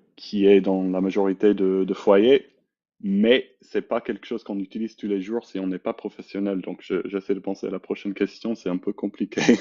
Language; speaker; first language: French; non-native, fluent; English